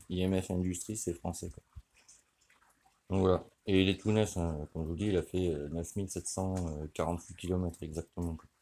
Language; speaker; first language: French; native; French